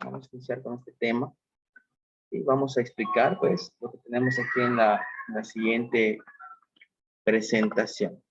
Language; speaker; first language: Spanish; native; Spanish